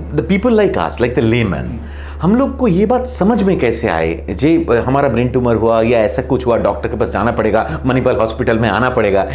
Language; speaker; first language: Hindi; non-native, local second language; Bangla